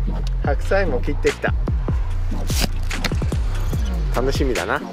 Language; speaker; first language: Japanese; native; Japanese